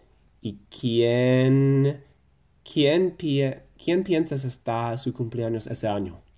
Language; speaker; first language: Spanish; non-native, learner; English